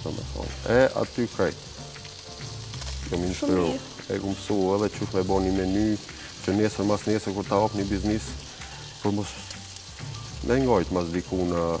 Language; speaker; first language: Albanian; early bilingual, heritage; Albanian